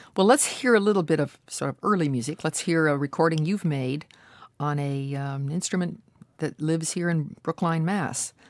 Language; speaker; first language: English; native; English